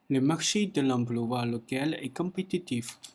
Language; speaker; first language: French; non-native, learner; Chinese